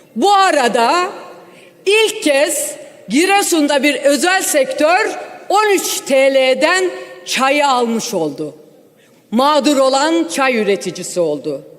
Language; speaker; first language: Turkish; native; Turkish